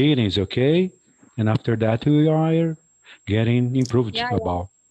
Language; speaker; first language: English; non-native, fluent; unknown